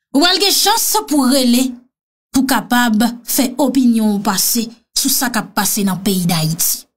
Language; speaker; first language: Haitian Creole; native; Haitian Creole